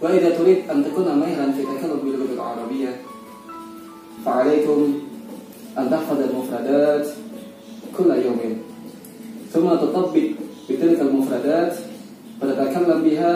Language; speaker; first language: Arabic; non-native, fluent; Indonesian